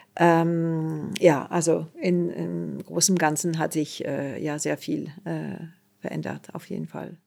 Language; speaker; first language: German; non-native, fluent; French